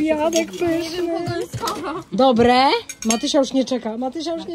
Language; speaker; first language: Polish; native; Polish